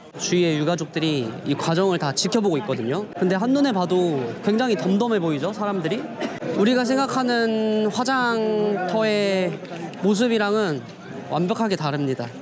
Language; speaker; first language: Korean; native; Korean